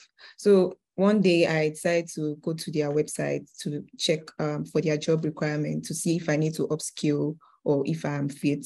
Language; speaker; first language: English; non-native, local second language; Yoruba